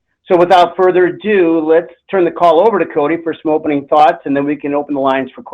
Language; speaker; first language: English; native; English